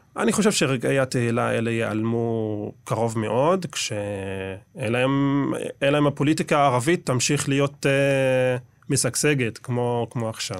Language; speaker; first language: Hebrew; non-native, local second language; Arabic